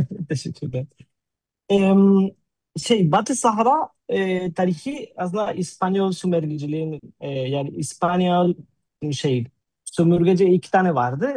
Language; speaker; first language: Turkish; non-native, fluent; Spanish